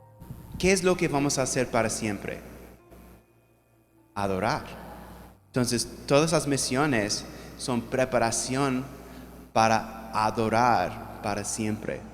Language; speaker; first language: Spanish; non-native, fluent; English